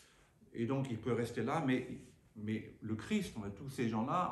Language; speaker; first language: French; native; French